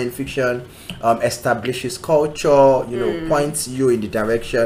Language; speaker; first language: English; non-native, local second language; Yoruba